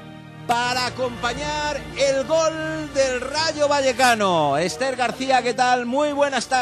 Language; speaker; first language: Spanish; native; Spanish